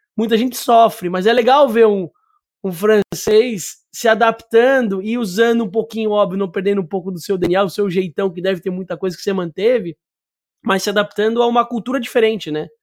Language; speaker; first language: Portuguese; native; Portuguese